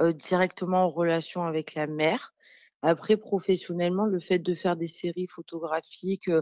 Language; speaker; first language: French; native; French